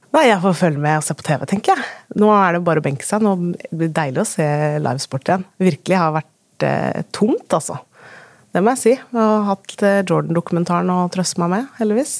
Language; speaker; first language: Norwegian; native; Norwegian